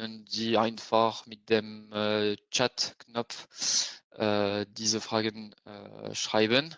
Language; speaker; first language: German; non-native, fluent; French